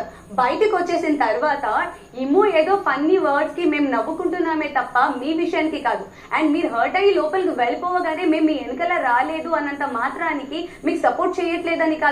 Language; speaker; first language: Telugu; native; Telugu